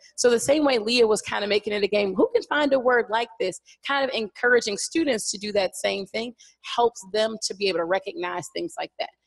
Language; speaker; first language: English; native; English